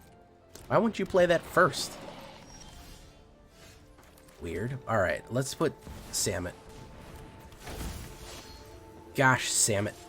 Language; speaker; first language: English; native; English